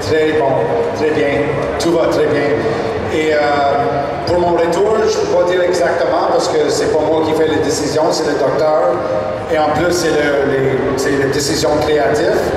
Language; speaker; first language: French; non-native, local second language; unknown